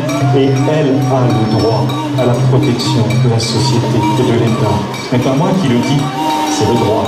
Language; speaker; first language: French; native; French